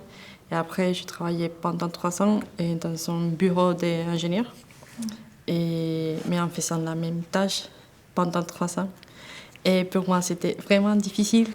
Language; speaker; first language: French; non-native, fluent; Spanish